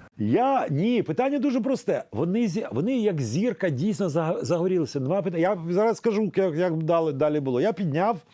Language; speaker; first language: Ukrainian; non-native, local second language; Russian